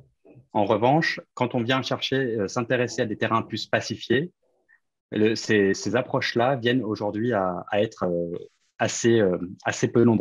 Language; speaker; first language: French; native; French